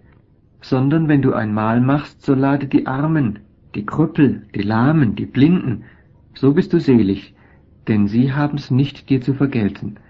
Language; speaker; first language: German; native; German